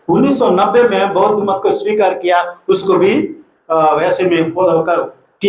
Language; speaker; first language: Hindi; non-native, local second language; Telugu